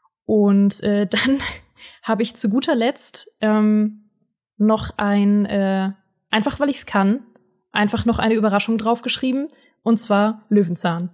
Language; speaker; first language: German; native; German